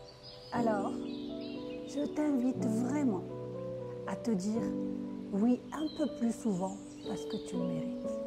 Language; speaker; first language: French; non-native, local second language; Arabic